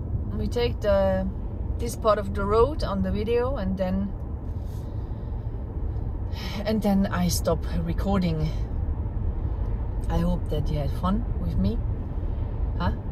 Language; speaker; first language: English; non-native, fluent; German